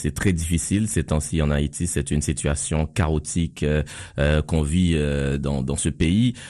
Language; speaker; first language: French; non-native, local second language; Haitian Creole